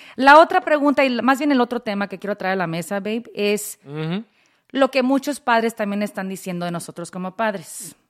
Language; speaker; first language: Spanish; early bilingual, heritage; Spanish